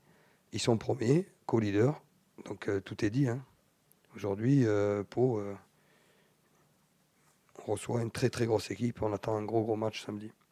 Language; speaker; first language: French; native; French